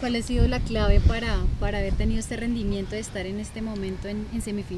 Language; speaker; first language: Spanish; native; Spanish